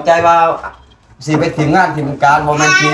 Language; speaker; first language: Thai; non-native, local second language; Lao